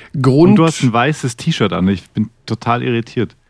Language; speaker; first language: German; native; German